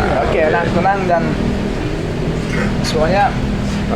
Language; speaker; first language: Indonesian; non-native, fluent; Persian